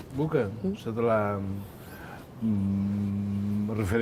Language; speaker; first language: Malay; non-native, fluent; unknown